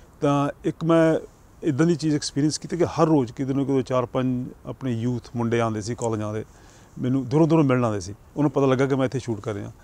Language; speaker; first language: Punjabi; early bilingual, heritage; Punjabi